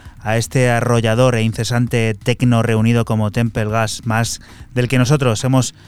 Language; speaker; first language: Spanish; native; Spanish